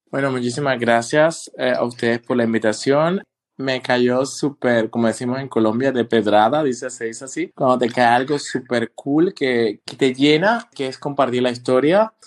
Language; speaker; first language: Spanish; native; Spanish